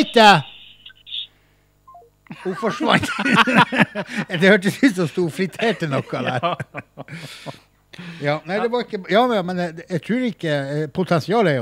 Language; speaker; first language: Norwegian; native; Norwegian